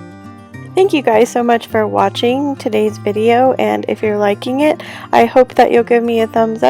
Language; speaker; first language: English; native; English